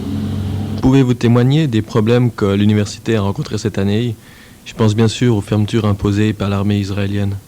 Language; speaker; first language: French; native; French